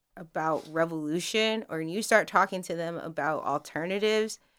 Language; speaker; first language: English; native; English